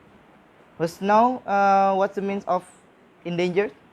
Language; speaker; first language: English; non-native, learner; Indonesian